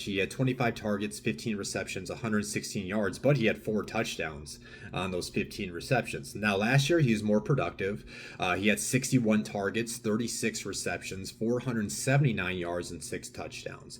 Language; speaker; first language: English; native; English